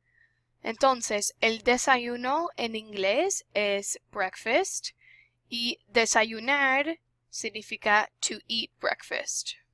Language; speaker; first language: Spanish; non-native, fluent; English